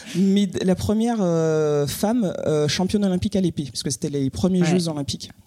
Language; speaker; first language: French; native; French